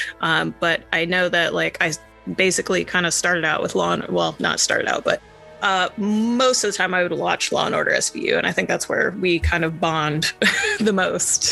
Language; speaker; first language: English; native; English